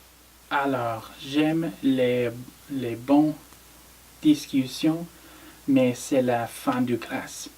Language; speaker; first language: French; non-native, learner; English